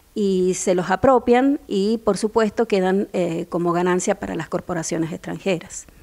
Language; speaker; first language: Spanish; native; Spanish